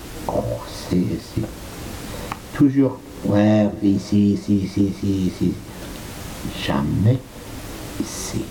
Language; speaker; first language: French; non-native, learner; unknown